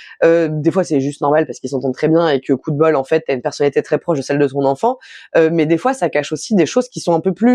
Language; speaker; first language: French; native; French